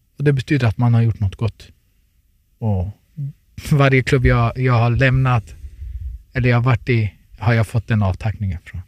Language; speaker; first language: Swedish; early bilingual, other home language; Turoyo